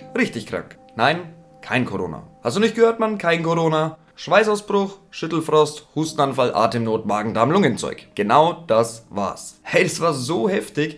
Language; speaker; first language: German; native; German